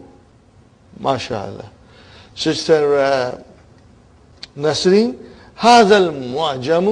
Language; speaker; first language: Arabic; non-native, fluent; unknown